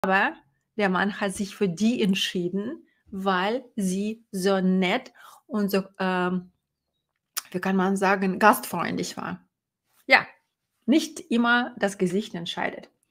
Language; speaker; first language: German; non-native, fluent; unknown